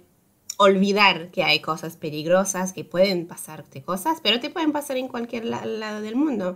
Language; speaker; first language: Spanish; non-native, fluent; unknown